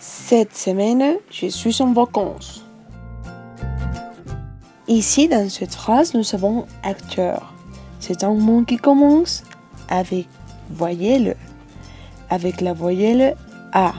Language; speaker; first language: French; non-native, fluent; Spanish